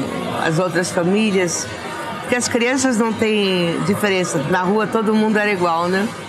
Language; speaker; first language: Portuguese; early bilingual, other home language; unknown